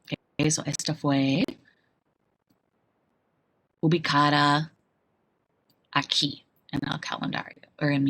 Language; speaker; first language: Spanish; non-native, fluent; English